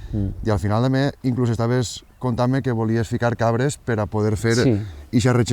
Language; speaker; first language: Catalan; native; Catalan